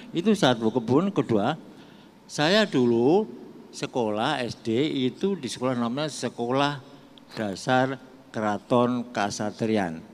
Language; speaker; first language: Indonesian; non-native, local second language; Javanese